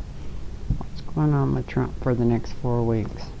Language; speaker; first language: English; native; English